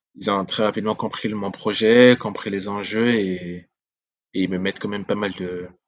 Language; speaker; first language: French; non-native, local second language; Sango